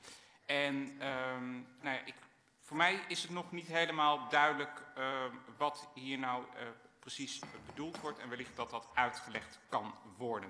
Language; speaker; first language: Dutch; native; Dutch